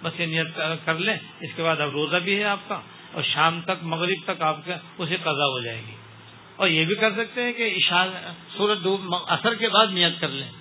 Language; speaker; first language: Urdu; native; Urdu